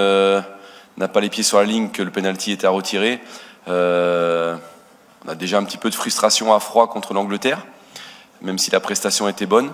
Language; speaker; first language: French; native; French